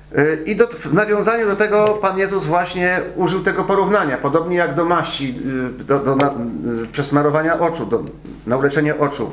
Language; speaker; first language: Polish; native; Polish